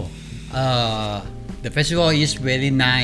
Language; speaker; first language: English; non-native, learner; Thai